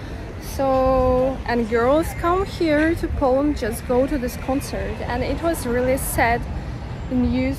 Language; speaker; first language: English; non-native, learner; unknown